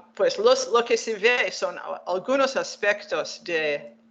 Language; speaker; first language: Spanish; non-native, learner; English